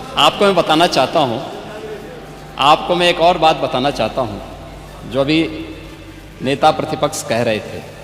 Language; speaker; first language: Hindi; native; Hindi